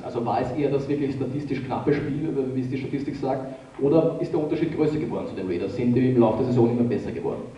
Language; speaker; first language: German; native; German